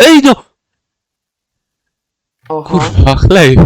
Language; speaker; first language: Polish; native; Polish